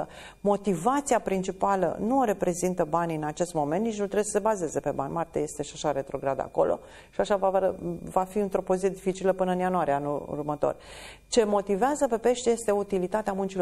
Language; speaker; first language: Romanian; native; Romanian